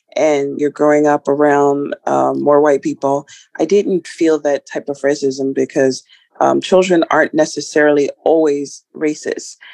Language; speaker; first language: English; early bilingual, other home language; Ibibio